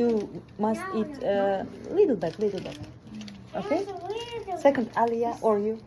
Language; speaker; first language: English; non-native, learner; Kazakh